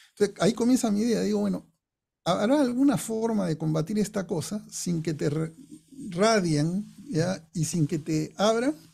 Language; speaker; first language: Spanish; non-native, fluent; English